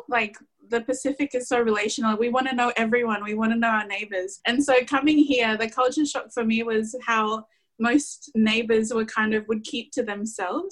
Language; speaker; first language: English; non-native, fluent; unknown